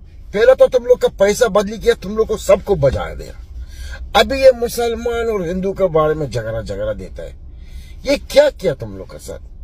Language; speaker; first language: Hindi; non-native, learner; Arabic